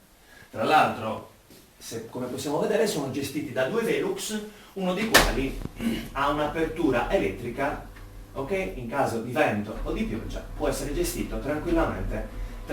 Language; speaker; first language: Italian; native; Italian